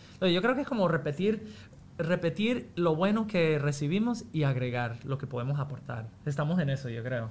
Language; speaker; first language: Spanish; non-native, fluent; English